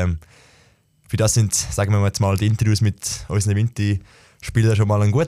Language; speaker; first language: German; native; German